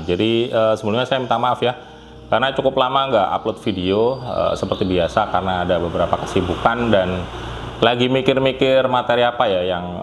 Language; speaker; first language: Indonesian; native; Indonesian